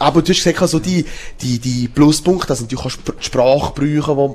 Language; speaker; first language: German; native; German